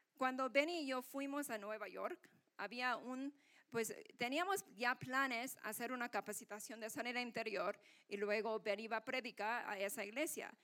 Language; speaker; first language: Spanish; non-native, fluent; Korean